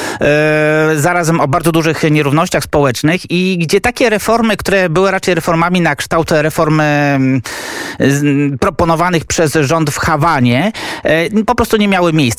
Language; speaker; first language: Polish; native; Polish